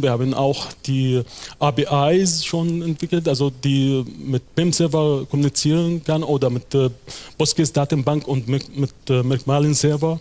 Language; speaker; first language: German; non-native, fluent; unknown